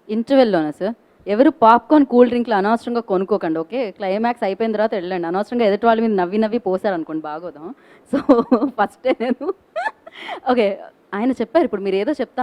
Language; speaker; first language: Telugu; native; Telugu